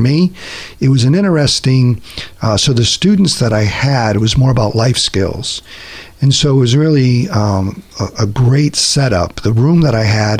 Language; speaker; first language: English; native; English